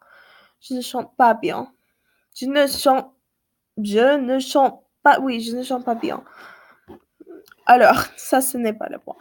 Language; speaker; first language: French; non-native, learner; English